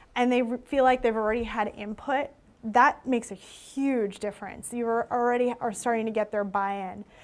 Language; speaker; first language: English; native; English